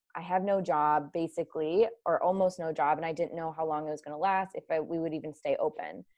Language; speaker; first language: English; native; English